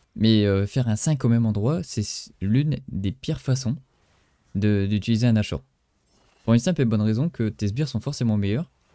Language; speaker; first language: French; native; French